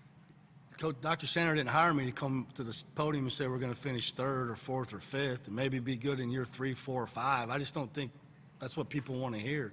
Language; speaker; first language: English; native; English